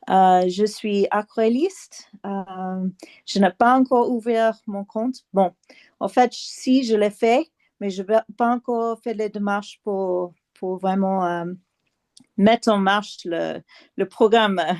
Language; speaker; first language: French; non-native, fluent; English